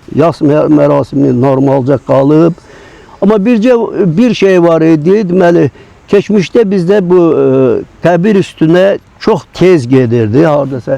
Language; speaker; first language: Azerbaijani; non-native, local second language; Lezghian